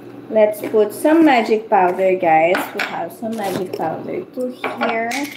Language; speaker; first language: English; non-native, local second language; Filipino